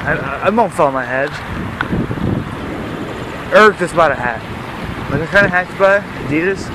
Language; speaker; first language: English; native; English